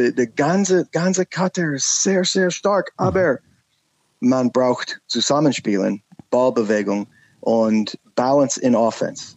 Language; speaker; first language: German; non-native, learner; English